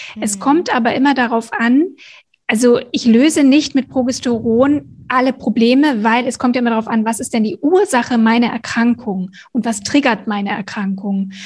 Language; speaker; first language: German; native; German